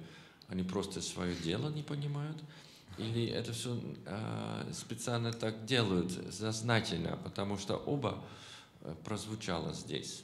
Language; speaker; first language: Russian; non-native, fluent; Dutch